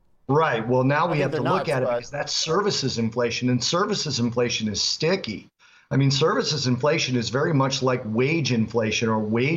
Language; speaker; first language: English; native; English